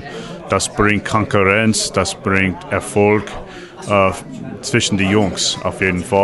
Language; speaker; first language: German; non-native, learner; English